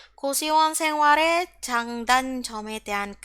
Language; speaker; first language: Korean; non-native, fluent; Indonesian